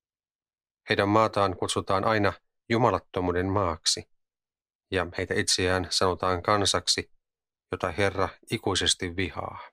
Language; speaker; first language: Finnish; native; Finnish